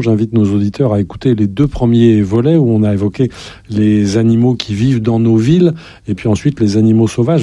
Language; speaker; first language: French; native; French